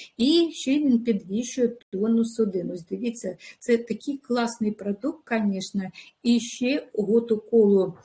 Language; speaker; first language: Ukrainian; non-native, local second language; Russian